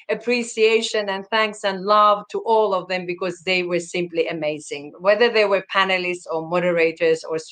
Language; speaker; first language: English; non-native, fluent; Finnish